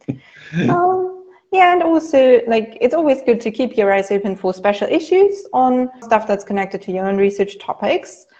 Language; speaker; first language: English; non-native, fluent; German